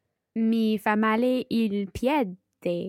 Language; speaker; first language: Italian; non-native, learner; English